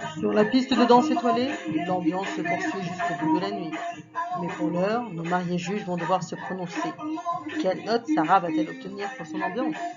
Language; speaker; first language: French; native; French